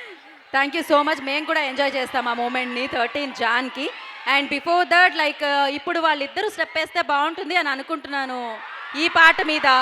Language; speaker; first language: Telugu; native; Telugu